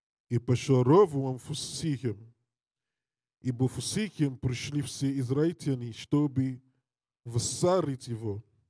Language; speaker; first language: Russian; non-native, learner; English